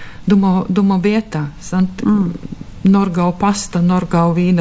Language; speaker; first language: Norwegian; non-native, fluent; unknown